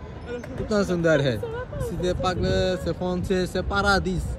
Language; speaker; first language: Hindi; non-native, learner; Bangla